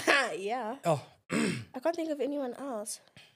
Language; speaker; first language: English; non-native, local second language; Xhosa